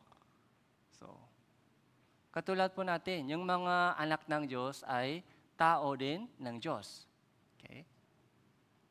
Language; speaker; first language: Filipino; non-native, fluent; Korean